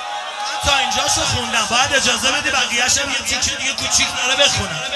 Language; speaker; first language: Persian; native; Persian